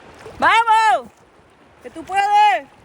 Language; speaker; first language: Spanish; early bilingual, heritage; Spanish